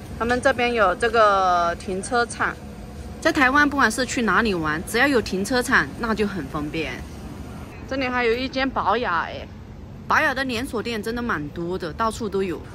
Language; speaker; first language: Chinese; native; Chinese